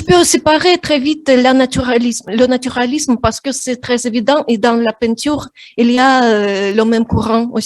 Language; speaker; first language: French; non-native, fluent; Russian